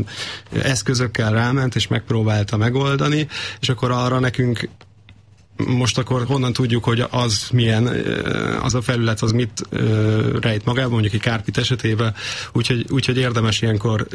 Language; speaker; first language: Hungarian; native; Hungarian